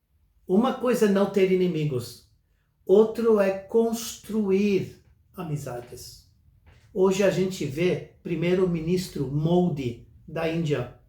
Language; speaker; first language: Portuguese; non-native, fluent; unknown